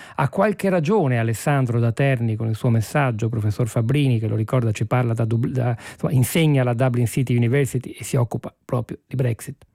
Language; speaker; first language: Italian; native; Italian